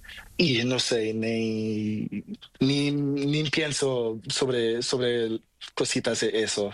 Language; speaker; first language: Spanish; non-native, learner; Portuguese